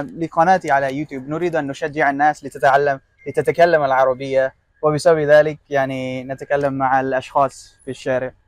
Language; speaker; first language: Arabic; non-native, fluent; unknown